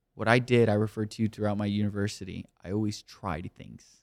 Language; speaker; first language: English; native; English